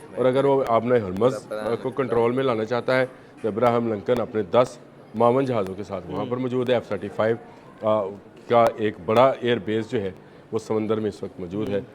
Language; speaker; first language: Urdu; native; Urdu